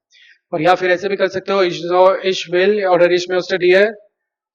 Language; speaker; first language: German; non-native, fluent; Hindi